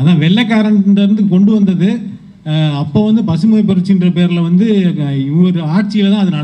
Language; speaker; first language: Tamil; native; Tamil